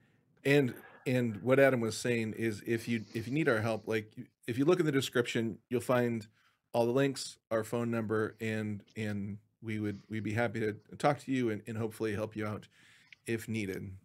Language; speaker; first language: English; native; English